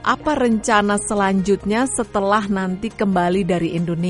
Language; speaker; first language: Indonesian; native; Indonesian